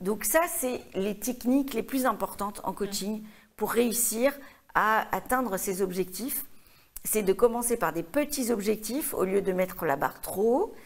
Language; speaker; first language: French; native; French